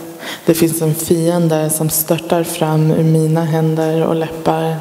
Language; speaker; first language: Swedish; early bilingual, other home language; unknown